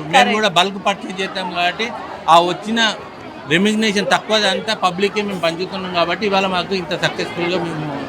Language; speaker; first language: Telugu; native; Telugu